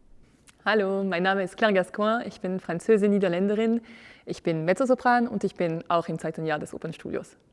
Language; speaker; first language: German; non-native, fluent; French